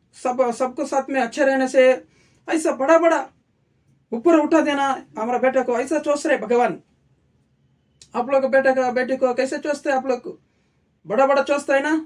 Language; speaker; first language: Hindi; non-native, local second language; Telugu